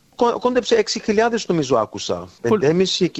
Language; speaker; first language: Greek; early bilingual, heritage; English